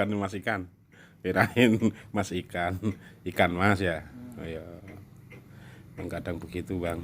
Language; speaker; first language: Indonesian; native; Indonesian